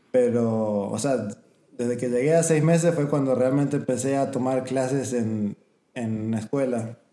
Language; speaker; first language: Spanish; native; Spanish